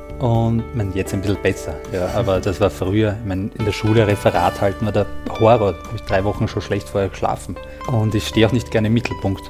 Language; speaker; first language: German; native; German